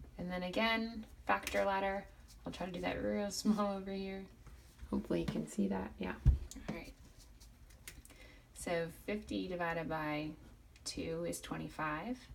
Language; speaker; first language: English; native; English